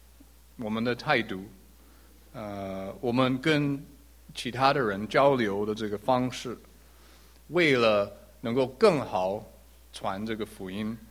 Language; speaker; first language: Chinese; early bilingual, heritage; English